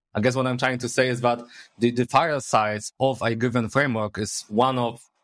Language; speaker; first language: English; non-native, fluent; Polish